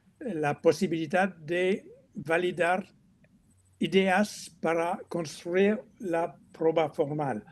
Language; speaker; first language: Spanish; non-native, learner; French